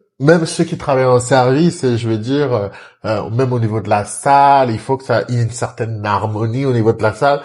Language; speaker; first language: French; early bilingual, other home language; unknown